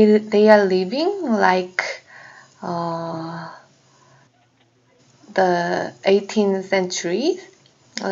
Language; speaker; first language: English; non-native, learner; Korean